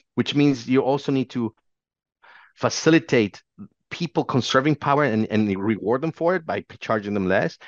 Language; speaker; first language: English; non-native, fluent; Spanish